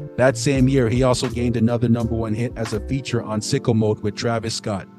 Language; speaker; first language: English; native; English